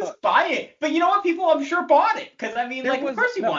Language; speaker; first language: English; native; English